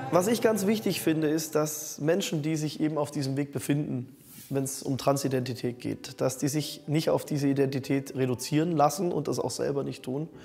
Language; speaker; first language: German; native; German